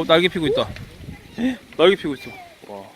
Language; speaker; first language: Korean; native; Korean